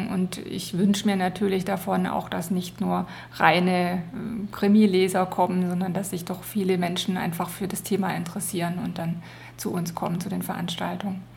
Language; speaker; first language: German; native; German